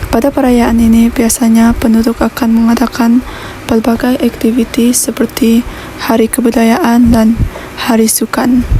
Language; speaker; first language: Malay; non-native, local second language; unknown